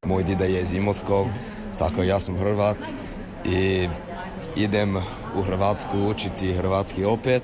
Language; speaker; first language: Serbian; early bilingual, heritage; Serbian